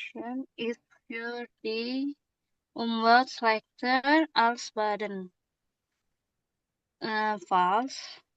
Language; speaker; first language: German; non-native, learner; Indonesian